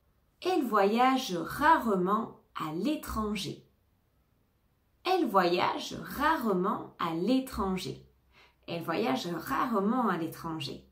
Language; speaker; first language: French; native; French